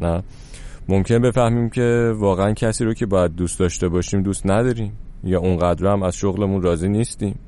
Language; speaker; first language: Persian; native; Persian